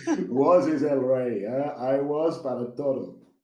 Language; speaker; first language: English; native; English